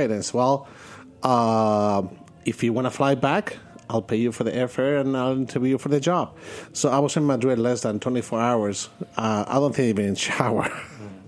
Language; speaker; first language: English; non-native, fluent; Spanish